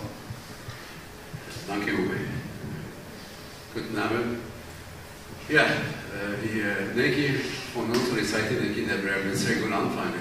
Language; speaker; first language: German; non-native, learner; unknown